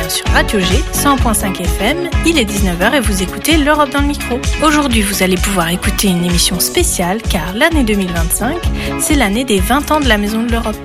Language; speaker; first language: French; native; French